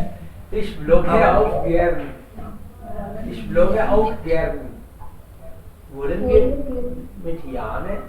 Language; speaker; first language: German; non-native, fluent; Hindi